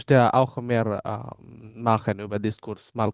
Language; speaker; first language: German; non-native, learner; Bangla